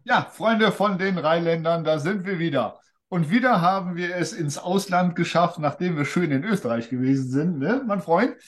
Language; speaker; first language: German; native; German